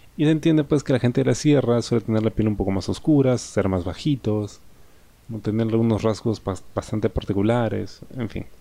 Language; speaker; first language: Spanish; native; Spanish